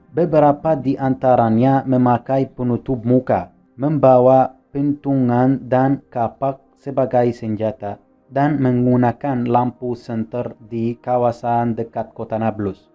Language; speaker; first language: Indonesian; non-native, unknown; Arabic